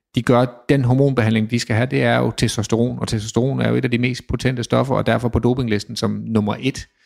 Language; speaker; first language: Danish; native; Danish